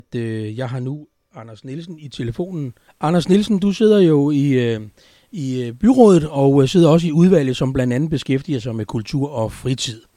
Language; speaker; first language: Danish; native; Danish